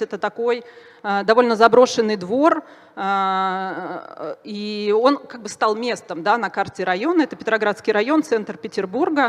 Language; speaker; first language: Russian; native; Russian